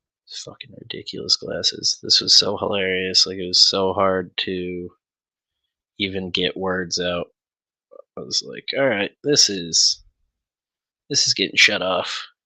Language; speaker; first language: English; native; English